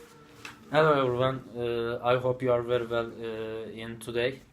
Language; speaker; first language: English; non-native, learner; Turkish